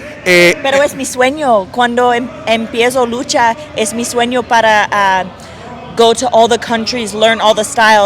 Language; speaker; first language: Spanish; non-native, learner; English